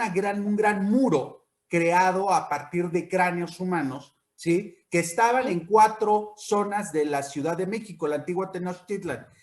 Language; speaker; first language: Spanish; native; Spanish